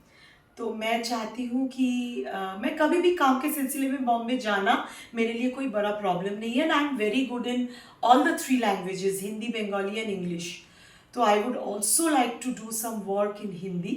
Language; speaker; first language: Hindi; non-native, local second language; Bangla